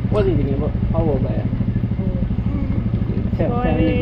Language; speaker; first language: English; non-native, learner; Turkish